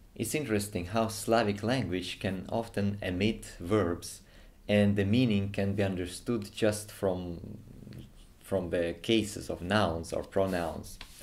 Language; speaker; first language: English; non-native, fluent; Ukrainian